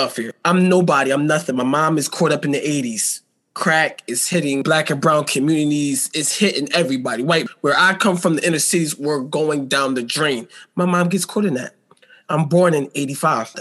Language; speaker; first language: English; native; English